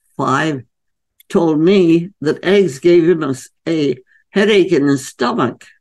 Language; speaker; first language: English; native; English